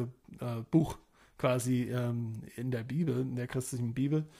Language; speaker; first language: German; non-native, fluent; English